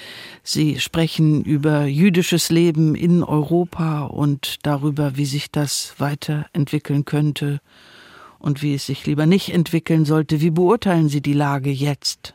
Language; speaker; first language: German; native; German